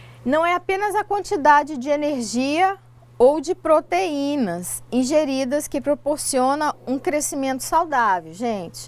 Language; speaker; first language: Portuguese; native; Portuguese